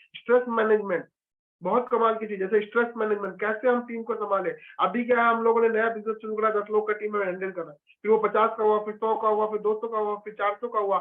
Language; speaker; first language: Hindi; native; Hindi